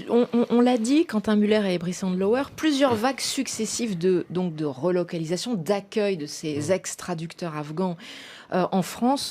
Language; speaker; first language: French; native; French